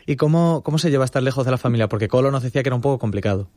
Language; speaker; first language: Spanish; native; Spanish